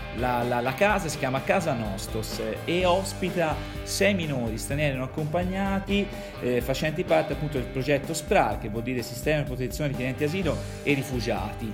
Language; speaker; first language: Italian; native; Italian